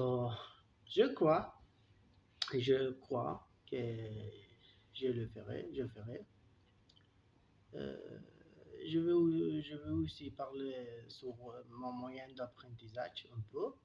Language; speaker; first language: French; non-native, learner; Turkish